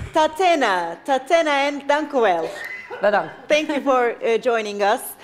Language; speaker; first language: English; non-native, fluent; Turkish